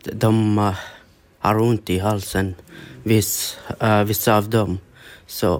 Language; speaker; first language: Swedish; non-native, learner; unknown